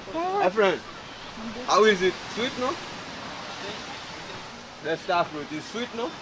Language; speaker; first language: English; non-native, local second language; Seselwa Creole French